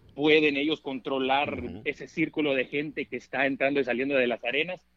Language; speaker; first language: Spanish; early bilingual, heritage; Spanish